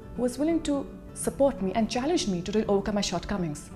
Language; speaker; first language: English; non-native, local second language; Hindi